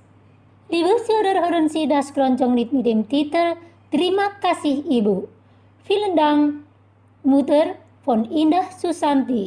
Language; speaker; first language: German; non-native, learner; Indonesian